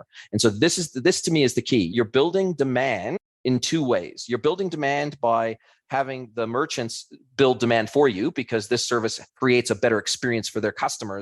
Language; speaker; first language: English; native; English